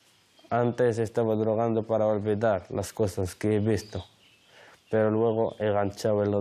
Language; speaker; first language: Spanish; non-native, learner; Arabic